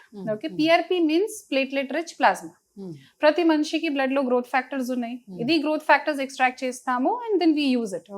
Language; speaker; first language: Telugu; non-native, local second language; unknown